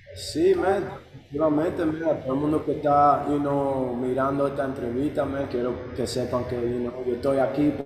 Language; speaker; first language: Spanish; early bilingual, heritage; Spanish